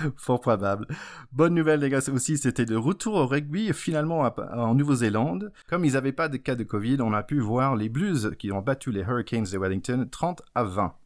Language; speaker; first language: French; non-native, fluent; English